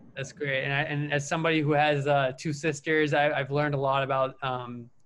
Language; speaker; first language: English; native; English